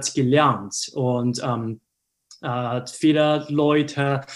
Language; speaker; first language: German; non-native, learner; Cantonese